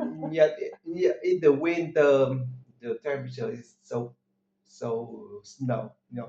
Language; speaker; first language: English; non-native, learner; Vietnamese